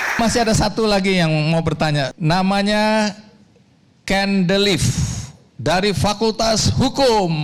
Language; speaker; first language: Indonesian; native; Indonesian